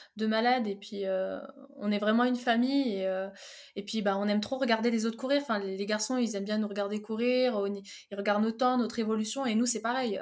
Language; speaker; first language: French; early bilingual, other home language; Arabic